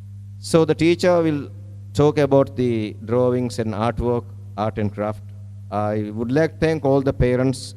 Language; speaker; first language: English; non-native, local second language; Divehi